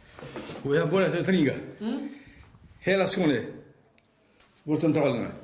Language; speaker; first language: Swedish; non-native, learner; Albanian